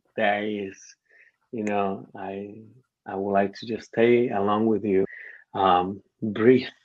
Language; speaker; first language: English; non-native, fluent; Spanish